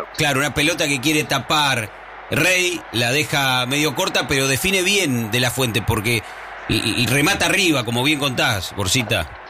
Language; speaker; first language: Spanish; native; Spanish